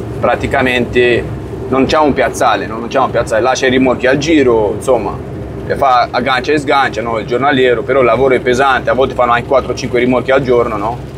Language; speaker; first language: Italian; non-native, fluent; Romanian